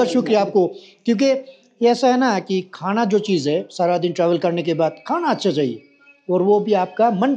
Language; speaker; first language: Hindi; non-native, fluent; Bangla